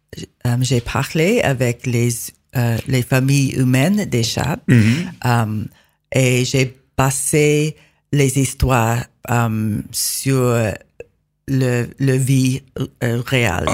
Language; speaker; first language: French; non-native, learner; English